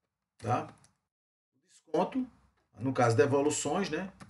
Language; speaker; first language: Portuguese; native; Portuguese